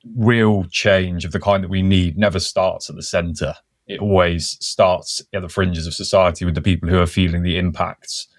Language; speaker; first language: English; native; English